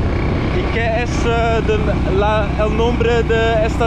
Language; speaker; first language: Spanish; non-native, learner; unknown